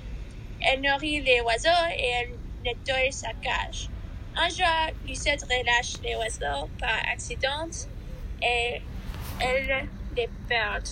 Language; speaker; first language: French; non-native, learner; English